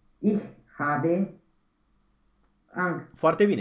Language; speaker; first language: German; non-native, fluent; Romanian